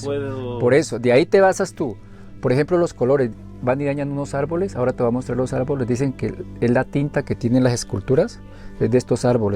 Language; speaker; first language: Spanish; native; Spanish